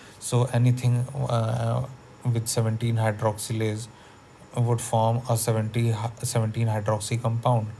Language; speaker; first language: English; non-native, local second language; Hindi